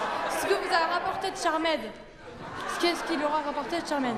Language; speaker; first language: French; native; French